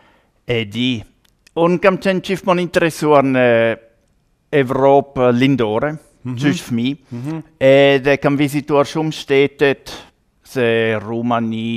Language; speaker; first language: Albanian; non-native, learner; German